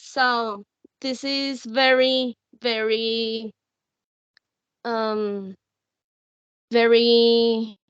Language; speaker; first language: English; non-native, learner; Spanish